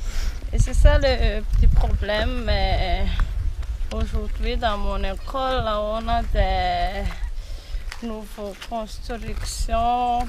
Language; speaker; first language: French; non-native, local second language; Malagasy